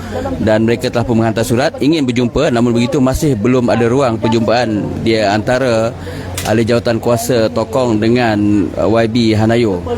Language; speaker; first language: Malay; native; Malay